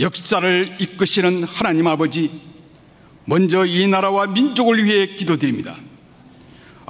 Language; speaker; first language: Korean; native; Korean